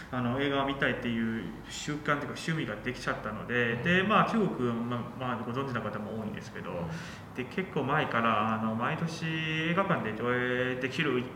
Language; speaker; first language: Japanese; non-native, fluent; Chinese